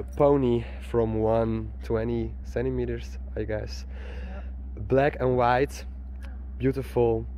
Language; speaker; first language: English; non-native, learner; Western Frisian